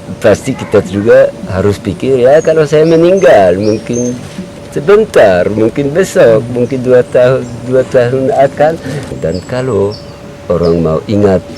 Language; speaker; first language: Indonesian; non-native, learner; French